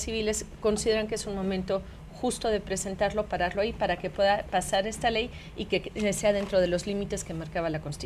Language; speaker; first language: Spanish; native; Spanish